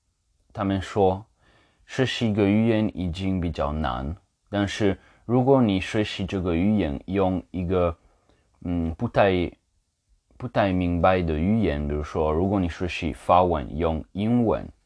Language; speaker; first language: Chinese; non-native, learner; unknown